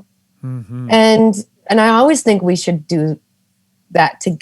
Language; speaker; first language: English; native; English